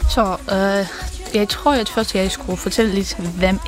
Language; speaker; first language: Danish; non-native, fluent; Ukrainian